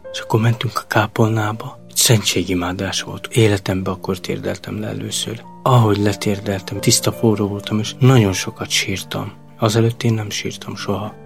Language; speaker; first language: Hungarian; non-native, local second language; Romany